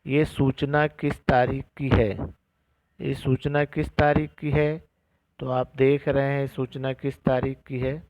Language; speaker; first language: Hindi; non-native, local second language; Marathi